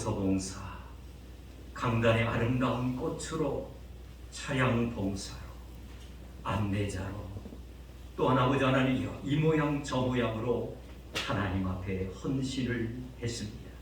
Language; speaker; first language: Korean; native; Korean